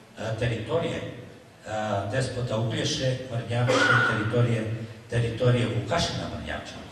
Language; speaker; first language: Serbian; native; Serbian